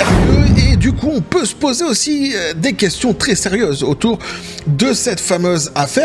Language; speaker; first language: French; native; French